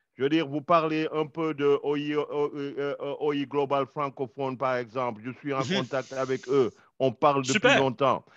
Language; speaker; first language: French; non-native, local second language; Wolof